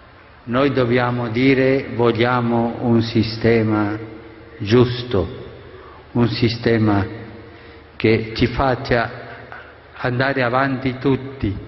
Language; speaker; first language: Italian; non-native, fluent; Spanish